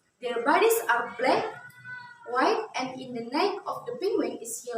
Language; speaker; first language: English; non-native, learner; Indonesian